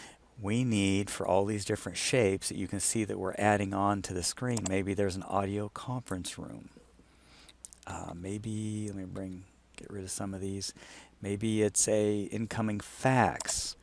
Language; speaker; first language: English; native; English